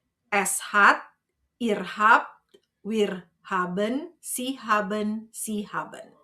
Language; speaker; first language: German; non-native, fluent; Indonesian